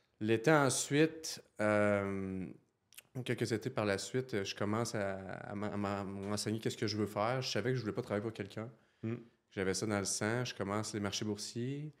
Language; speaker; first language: French; native; French